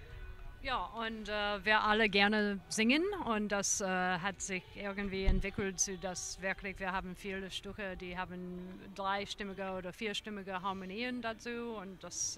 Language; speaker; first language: German; non-native, fluent; English